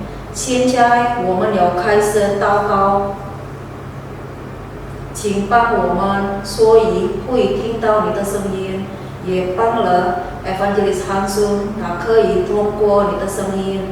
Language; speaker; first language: Chinese; non-native, fluent; Indonesian